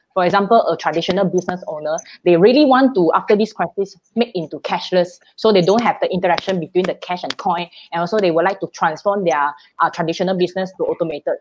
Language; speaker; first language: English; non-native, local second language; Chinese